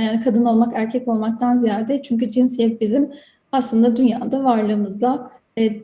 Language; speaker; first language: Turkish; native; Turkish